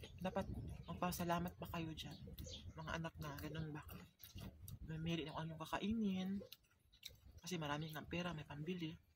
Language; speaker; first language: Filipino; non-native, local second language; Cebuano